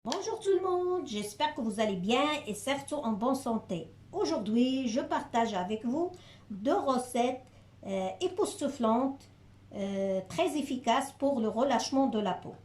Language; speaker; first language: French; non-native, local second language; Arabic